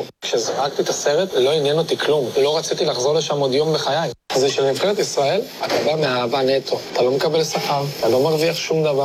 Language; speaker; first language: Hebrew; native; Hebrew